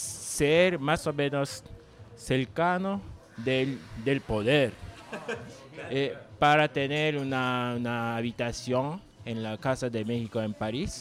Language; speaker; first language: Spanish; non-native, learner; Japanese